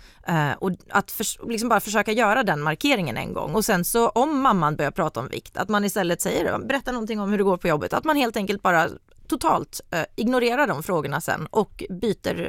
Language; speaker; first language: Swedish; native; Swedish